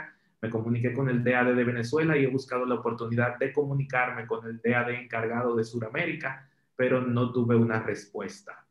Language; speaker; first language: Spanish; native; Spanish